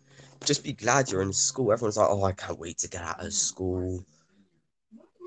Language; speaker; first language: English; native; English